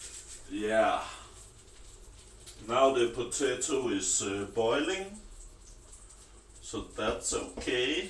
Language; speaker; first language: English; non-native, learner; Danish